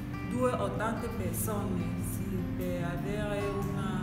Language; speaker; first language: Italian; non-native, learner; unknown